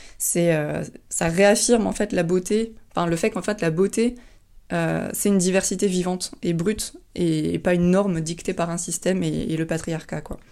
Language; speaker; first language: French; native; French